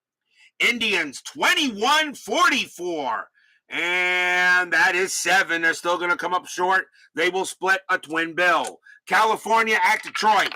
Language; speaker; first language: English; native; English